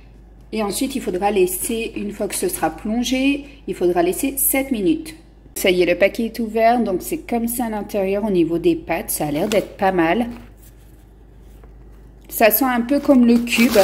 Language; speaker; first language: French; native; French